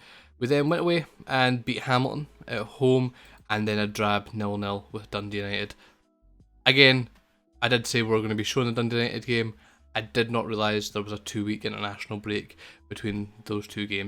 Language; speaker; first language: English; native; English